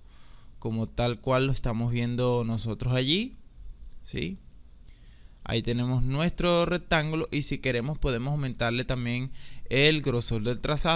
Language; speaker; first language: Spanish; native; Spanish